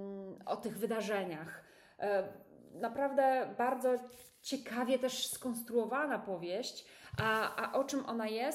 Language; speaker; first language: Polish; native; Polish